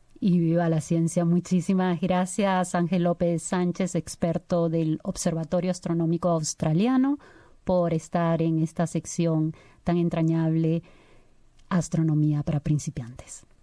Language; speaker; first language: Spanish; native; Spanish